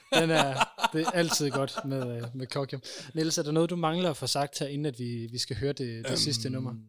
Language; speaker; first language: Danish; native; Danish